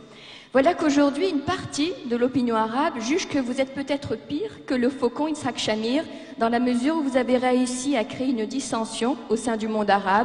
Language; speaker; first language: French; non-native, local second language; Arabic